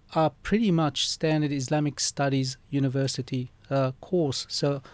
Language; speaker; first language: English; early bilingual, other home language; Arabic